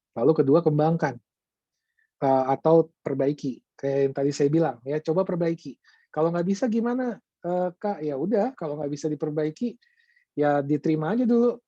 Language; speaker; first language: Indonesian; native; Indonesian